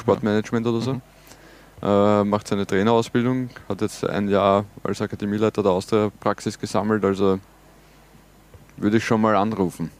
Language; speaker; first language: German; native; German